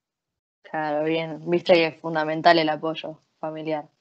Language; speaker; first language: Spanish; native; Spanish